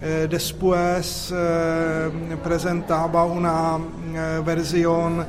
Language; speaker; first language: Spanish; non-native, fluent; Czech